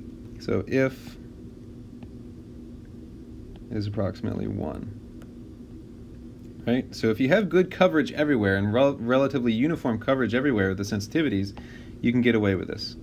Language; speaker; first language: English; native; English